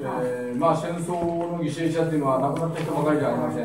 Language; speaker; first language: Japanese; native; Japanese